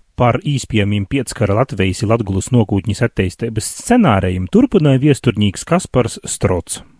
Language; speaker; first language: Latvian; native; Latvian